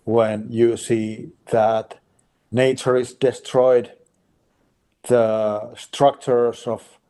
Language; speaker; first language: English; non-native, fluent; Finnish